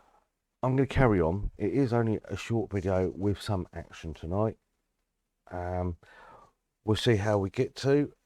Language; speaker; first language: English; native; English